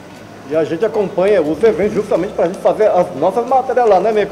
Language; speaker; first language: Portuguese; native; Portuguese